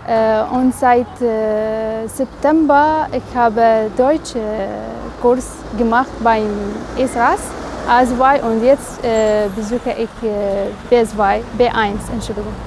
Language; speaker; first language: German; non-native, learner; Arabic